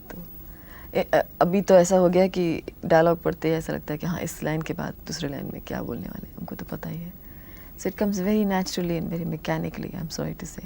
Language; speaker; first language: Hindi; non-native, local second language; Tamil